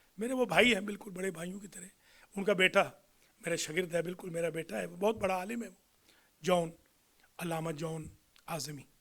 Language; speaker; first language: Urdu; native; Urdu